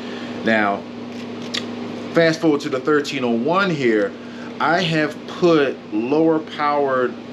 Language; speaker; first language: English; native; English